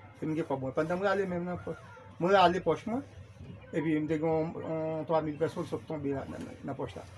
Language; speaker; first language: Haitian Creole; native; Haitian Creole